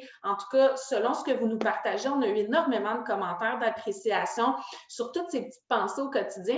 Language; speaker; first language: French; native; French